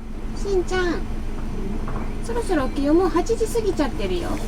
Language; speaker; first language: Japanese; native; Japanese